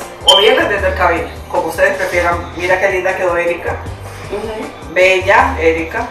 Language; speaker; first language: Spanish; native; Spanish